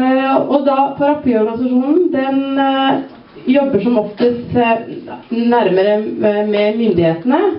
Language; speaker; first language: Norwegian; early bilingual, other home language; Somali